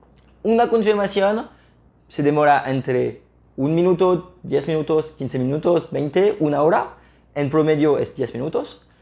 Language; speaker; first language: Spanish; non-native, fluent; French